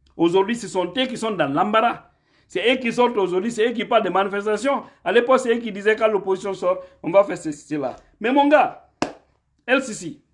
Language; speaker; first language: French; non-native, local second language; Fula